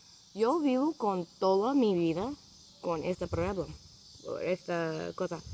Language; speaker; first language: Spanish; non-native, learner; English